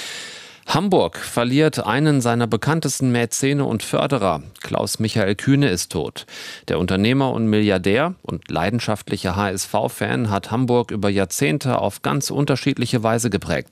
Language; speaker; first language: German; native; German